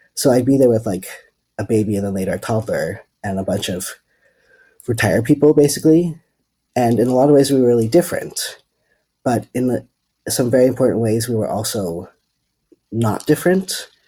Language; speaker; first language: English; non-native, fluent; Dutch